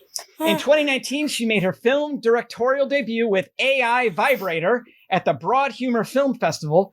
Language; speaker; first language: English; native; English